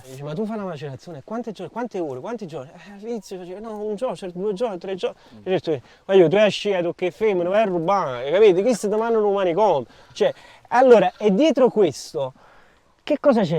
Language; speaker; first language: Italian; native; Italian